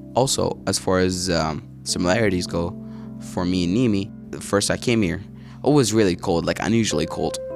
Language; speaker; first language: English; early bilingual, other home language; Arabic